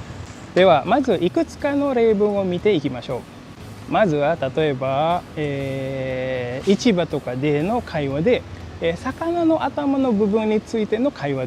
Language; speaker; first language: Japanese; non-native, fluent; Indonesian